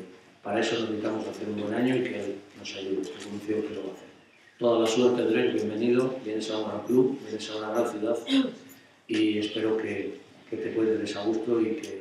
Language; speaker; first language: Spanish; native; Spanish